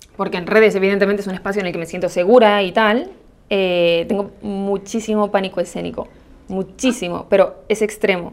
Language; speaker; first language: Spanish; native; Spanish